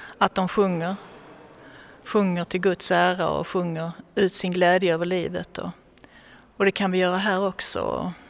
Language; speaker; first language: Swedish; native; Swedish